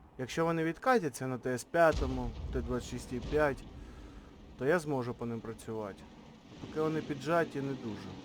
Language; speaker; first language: Ukrainian; non-native, local second language; Russian